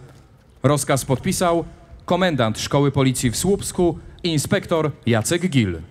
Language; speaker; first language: Polish; native; Polish